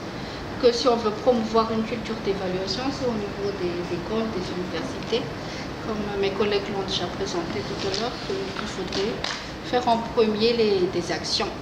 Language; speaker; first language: French; non-native, local second language; Malagasy